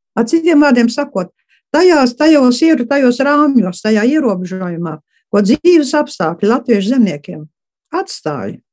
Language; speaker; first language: Latvian; early bilingual, heritage; Latvian